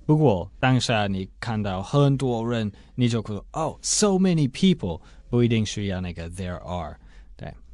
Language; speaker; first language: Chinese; non-native, fluent; English